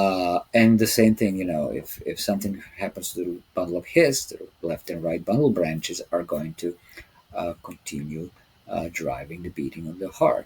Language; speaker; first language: English; non-native, fluent; Serbian